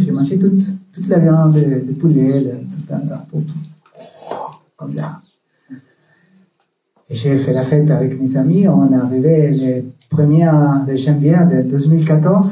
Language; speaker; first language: French; non-native, learner; Spanish